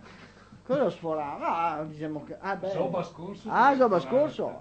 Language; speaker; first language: Italian; native; Italian